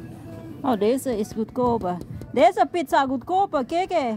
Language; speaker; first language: Dutch; non-native, learner; Indonesian